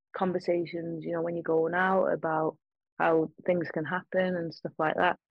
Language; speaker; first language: English; native; English